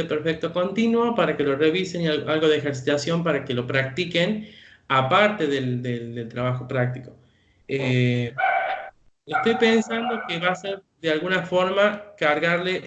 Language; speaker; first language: Spanish; native; Spanish